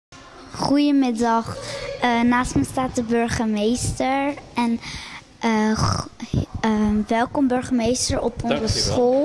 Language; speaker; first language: Dutch; early bilingual, other home language; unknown